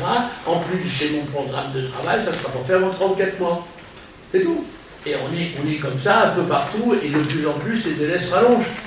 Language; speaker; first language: French; native; French